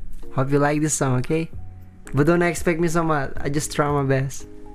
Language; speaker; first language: English; non-native, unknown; Indonesian